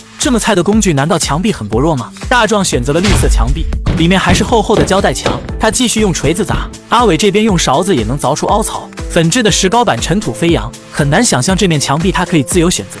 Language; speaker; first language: Chinese; native; Chinese